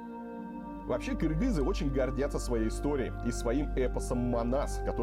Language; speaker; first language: Russian; native; Russian